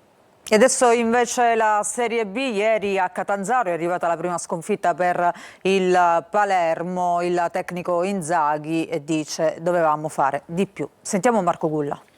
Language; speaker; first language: Italian; native; Italian